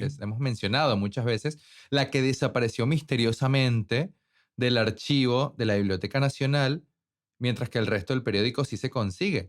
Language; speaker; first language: Spanish; native; Spanish